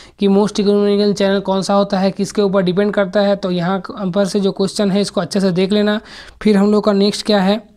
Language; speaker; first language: Hindi; non-native, local second language; Bangla